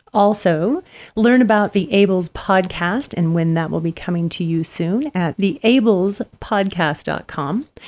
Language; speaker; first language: English; native; English